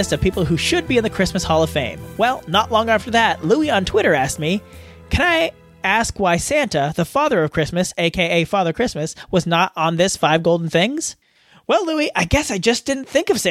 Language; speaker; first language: English; native; English